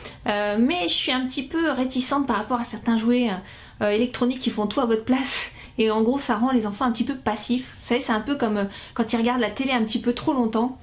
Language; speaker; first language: French; native; French